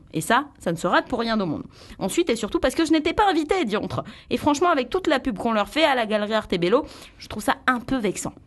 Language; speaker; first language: French; native; French